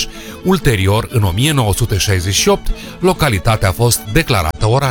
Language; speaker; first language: Romanian; native; Romanian